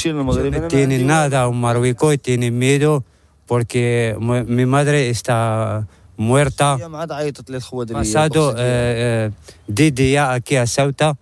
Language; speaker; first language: Spanish; non-native, learner; Arabic